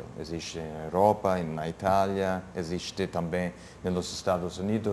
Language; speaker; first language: Portuguese; non-native, fluent; English